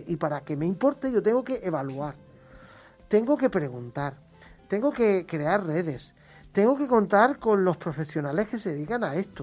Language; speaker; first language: Spanish; native; Spanish